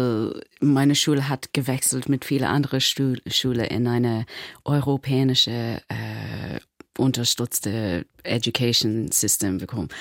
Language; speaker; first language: German; non-native, learner; English